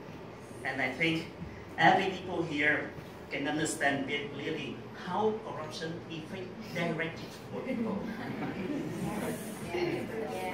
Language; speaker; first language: English; non-native, learner; Vietnamese